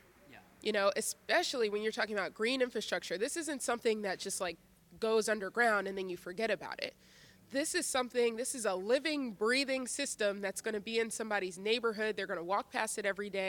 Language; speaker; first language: English; native; English